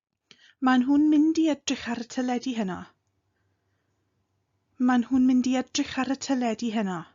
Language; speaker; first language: Welsh; non-native, fluent; English